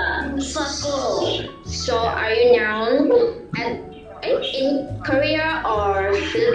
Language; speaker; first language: English; non-native, learner; Indonesian